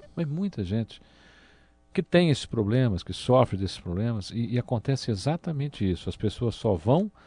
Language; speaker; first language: Portuguese; native; Portuguese